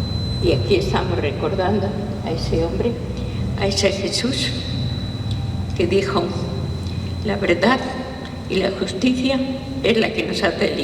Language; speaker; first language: Spanish; non-native, fluent; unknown